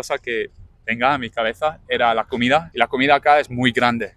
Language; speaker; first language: Spanish; non-native, learner; English